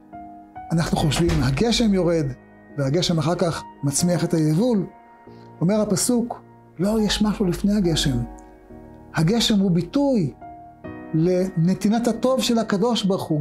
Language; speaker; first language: Hebrew; native; Hebrew